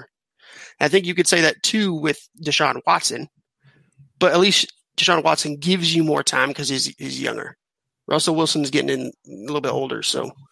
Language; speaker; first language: English; native; English